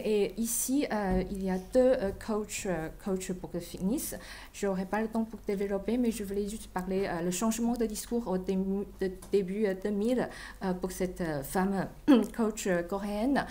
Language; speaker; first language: French; non-native, fluent; Chinese